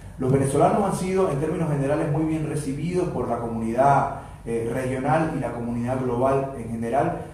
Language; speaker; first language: Spanish; native; Spanish